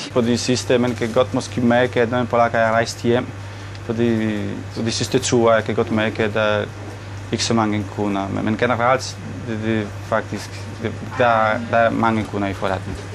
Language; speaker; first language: Danish; non-native, fluent; Polish